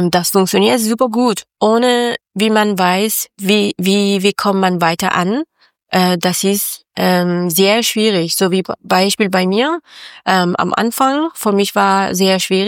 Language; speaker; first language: German; non-native, learner; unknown